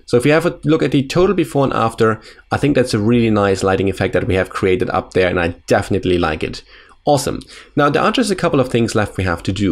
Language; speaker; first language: English; non-native, fluent; German